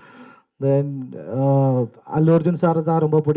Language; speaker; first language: Tamil; non-native, fluent; Malayalam